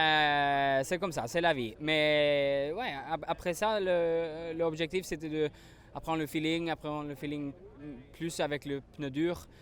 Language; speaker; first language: French; non-native, learner; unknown